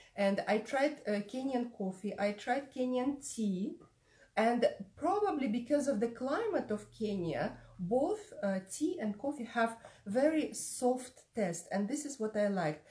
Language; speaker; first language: English; non-native, fluent; Russian